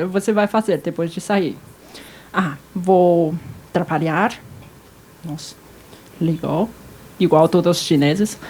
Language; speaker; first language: Portuguese; non-native, fluent; Chinese